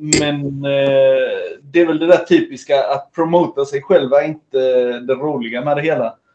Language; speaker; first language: Swedish; early bilingual, other home language; Spanish